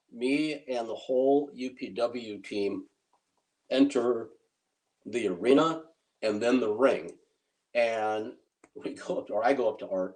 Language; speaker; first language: English; native; English